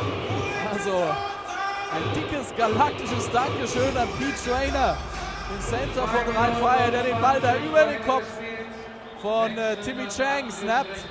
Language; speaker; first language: German; native; German